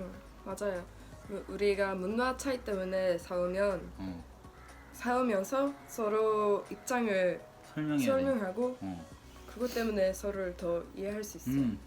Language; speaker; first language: Korean; non-native, learner; Swedish